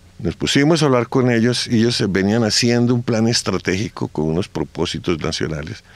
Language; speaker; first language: Spanish; native; Spanish